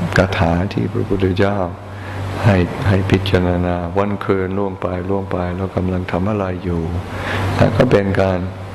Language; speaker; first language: Thai; non-native, fluent; English